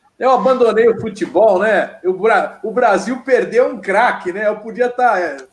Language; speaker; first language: Portuguese; native; Portuguese